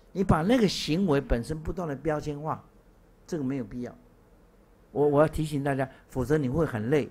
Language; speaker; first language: Chinese; native; Chinese